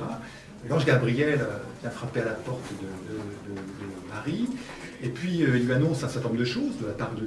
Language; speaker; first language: French; native; French